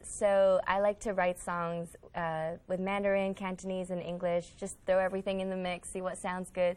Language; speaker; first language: English; non-native, local second language; Cantonese